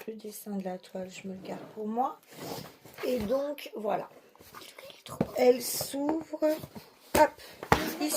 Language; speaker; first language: French; native; French